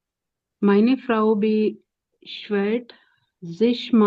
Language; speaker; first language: German; non-native, learner; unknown